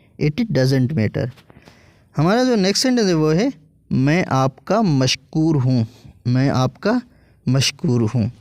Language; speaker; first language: Urdu; native; Urdu